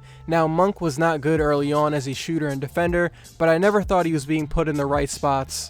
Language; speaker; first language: English; native; English